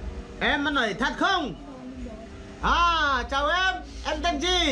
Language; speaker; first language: Vietnamese; non-native, learner; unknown